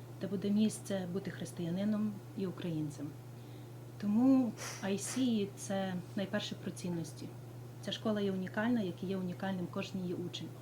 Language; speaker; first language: Ukrainian; native; Ukrainian